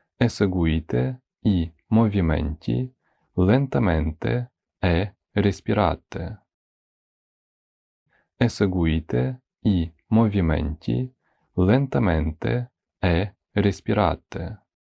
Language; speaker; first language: Italian; non-native, fluent; Ukrainian